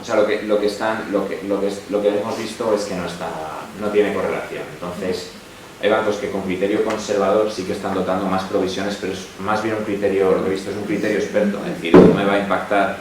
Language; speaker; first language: Spanish; native; Spanish